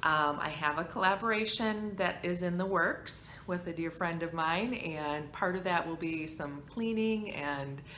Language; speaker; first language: English; native; English